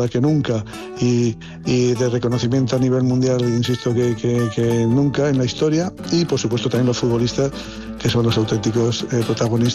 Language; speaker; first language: Spanish; native; Spanish